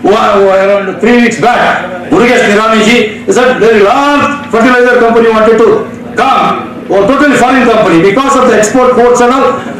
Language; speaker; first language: English; non-native, local second language; Kannada